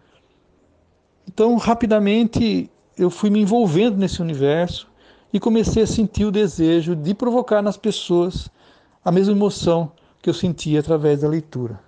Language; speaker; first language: Portuguese; native; Portuguese